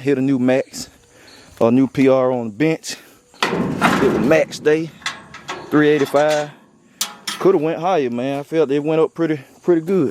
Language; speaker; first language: English; native; English